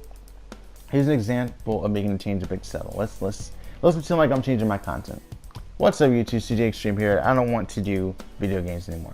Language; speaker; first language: English; native; English